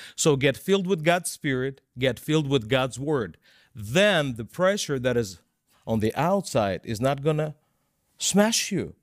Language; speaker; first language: English; non-native, fluent; Russian